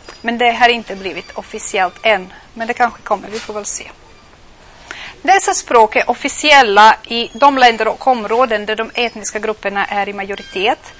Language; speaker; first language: Swedish; non-native, fluent; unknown